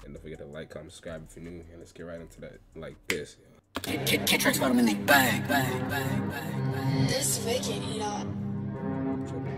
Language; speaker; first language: English; native; English